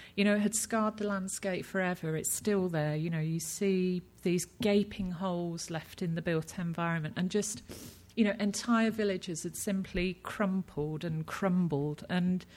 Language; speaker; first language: English; native; English